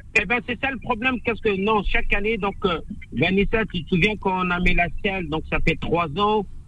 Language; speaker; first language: French; non-native, local second language; Arabic